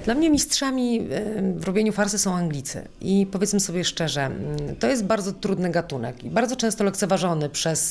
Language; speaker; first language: Polish; native; Polish